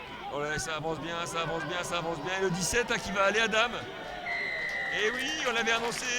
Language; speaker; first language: French; native; French